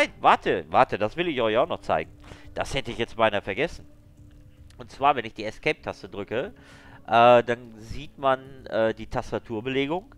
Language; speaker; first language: German; native; German